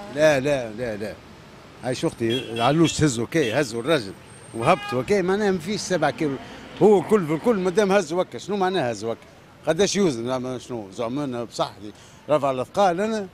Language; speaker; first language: Arabic; native; Arabic